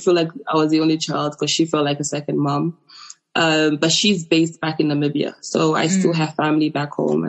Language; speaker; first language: English; non-native, local second language; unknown